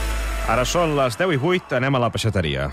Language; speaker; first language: Catalan; native; Catalan